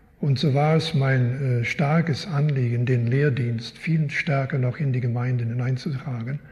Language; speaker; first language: German; early bilingual, heritage; German